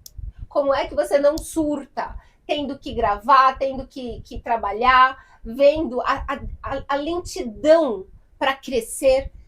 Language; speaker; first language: Portuguese; native; Portuguese